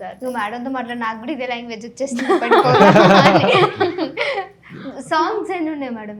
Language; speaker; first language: Telugu; native; Telugu